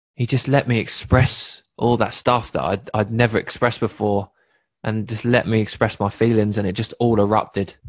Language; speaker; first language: English; native; English